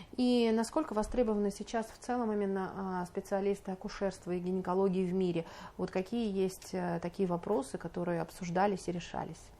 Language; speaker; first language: Russian; native; Russian